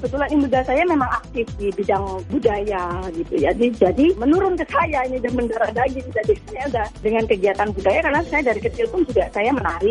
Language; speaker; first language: Indonesian; native; Indonesian